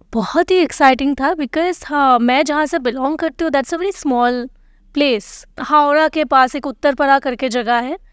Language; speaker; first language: Hindi; non-native, local second language; Bangla